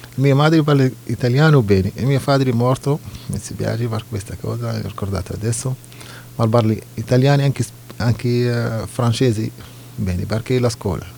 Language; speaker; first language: Italian; non-native, learner; Arabic